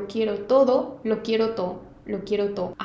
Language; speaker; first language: Spanish; non-native, fluent; Korean